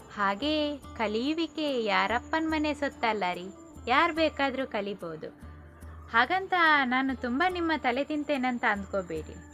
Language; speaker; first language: Kannada; non-native, local second language; Tulu